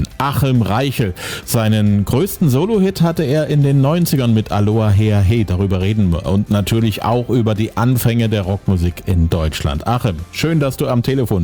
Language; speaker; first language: German; native; German